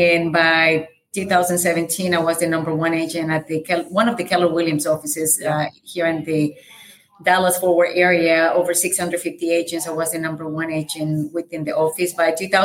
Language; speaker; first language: English; non-native, fluent; Spanish